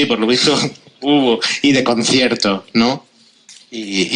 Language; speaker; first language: Spanish; native; Spanish